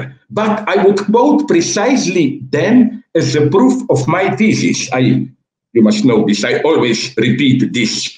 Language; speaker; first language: English; non-native, fluent; Slovenian